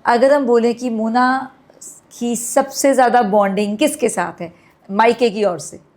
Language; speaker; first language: Hindi; non-native, local second language; Punjabi